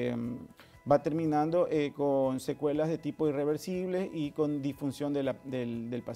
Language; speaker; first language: Spanish; native; Spanish